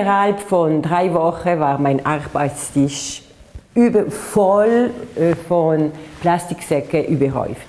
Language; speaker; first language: German; non-native, fluent; Italian